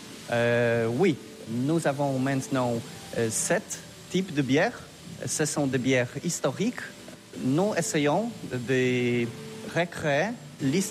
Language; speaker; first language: French; non-native, learner; Polish